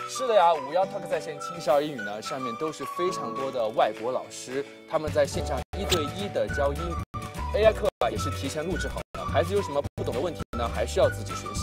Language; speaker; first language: Chinese; native; Chinese